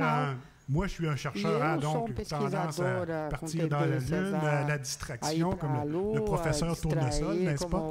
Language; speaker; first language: French; native; French